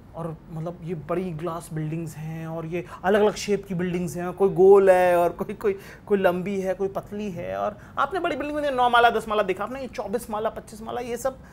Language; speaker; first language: Hindi; native; Hindi